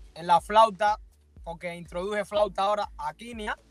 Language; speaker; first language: Spanish; native; Spanish